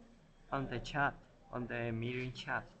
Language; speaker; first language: English; non-native, learner; Spanish